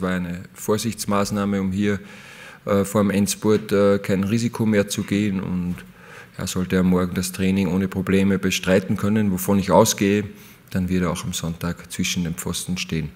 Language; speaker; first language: German; native; German